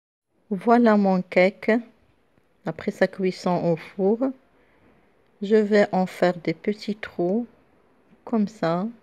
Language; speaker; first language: French; non-native, local second language; Arabic